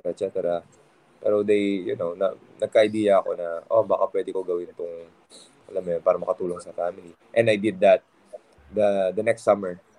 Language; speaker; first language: Filipino; non-native, local second language; Pampanga